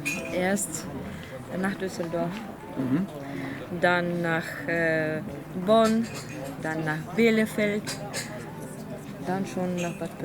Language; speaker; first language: German; non-native, learner; Ukrainian